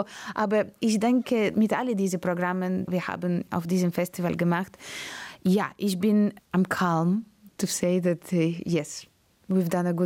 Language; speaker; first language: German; non-native, learner; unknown